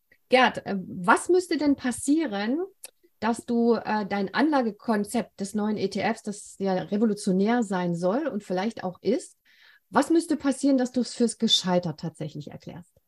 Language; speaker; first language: German; native; German